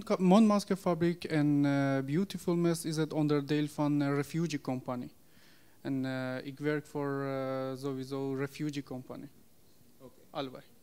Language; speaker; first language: Dutch; non-native, learner; Persian